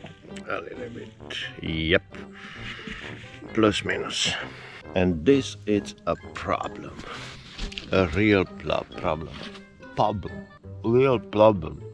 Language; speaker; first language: English; non-native, learner; Romanian